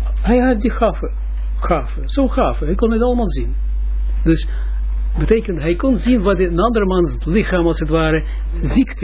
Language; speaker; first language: Dutch; non-native, fluent; Russian